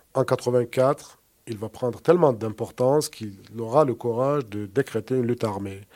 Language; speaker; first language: French; non-native, fluent; Kurdish